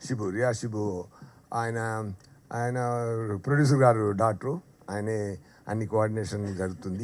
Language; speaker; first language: Telugu; non-native, local second language; Tamil